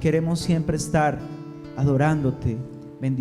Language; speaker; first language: Spanish; native; Spanish